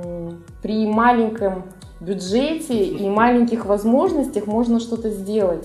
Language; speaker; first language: Russian; native; Russian